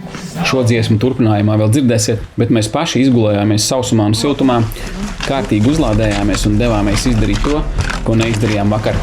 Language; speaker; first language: Latvian; native; Latvian